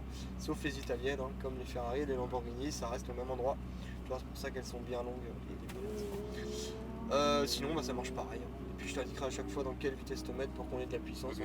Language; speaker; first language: French; native; French